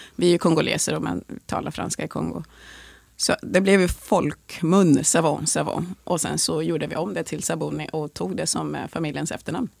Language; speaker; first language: Swedish; early bilingual, other home language; Swahili